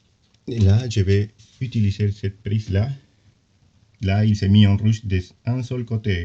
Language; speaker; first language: French; non-native, fluent; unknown